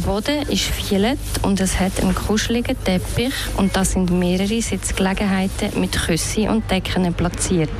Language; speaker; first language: German; native; German